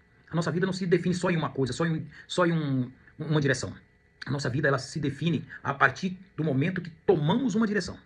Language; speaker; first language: Portuguese; native; Portuguese